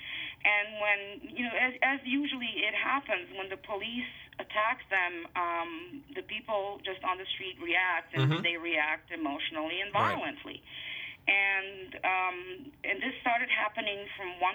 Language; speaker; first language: English; non-native, fluent; Bosnian